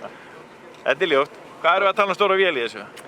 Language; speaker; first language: Icelandic; native; Icelandic